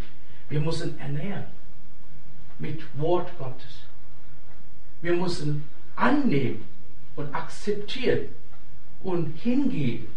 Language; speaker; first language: German; non-native, fluent; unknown